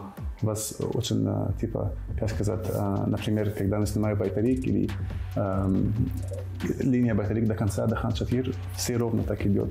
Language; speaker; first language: Russian; non-native, fluent; Arabic